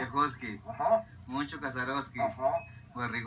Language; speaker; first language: Spanish; non-native, local second language; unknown